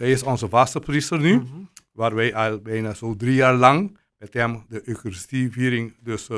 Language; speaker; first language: Dutch; non-native, local second language; Papiamento